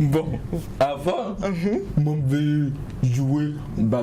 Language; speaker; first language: French; non-native, learner; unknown